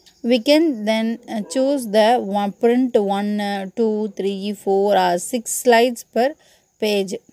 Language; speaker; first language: English; non-native, local second language; Tamil